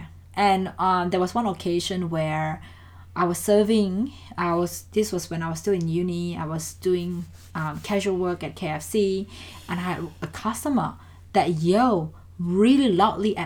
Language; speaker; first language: English; non-native, fluent; Indonesian